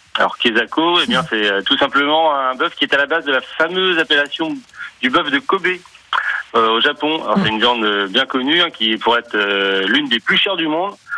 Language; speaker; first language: French; native; French